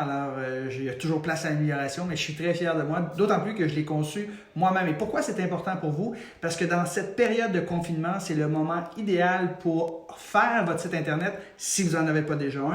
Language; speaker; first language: French; native; French